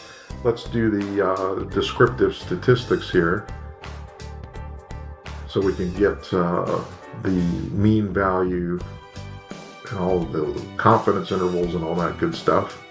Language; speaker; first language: English; native; English